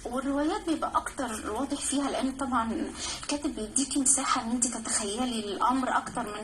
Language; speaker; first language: Arabic; native; Arabic